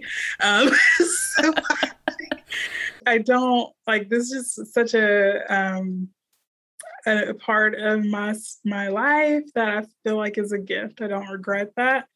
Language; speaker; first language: English; native; English